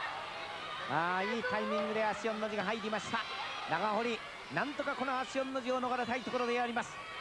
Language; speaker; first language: Japanese; native; Japanese